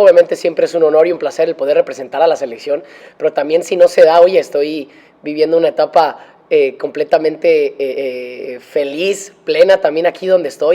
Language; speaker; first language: Spanish; native; Spanish